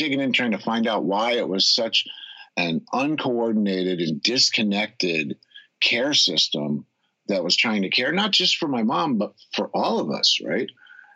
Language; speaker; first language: English; native; English